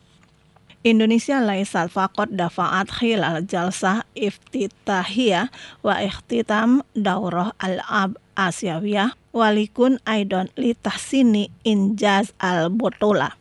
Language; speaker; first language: Arabic; non-native, fluent; Indonesian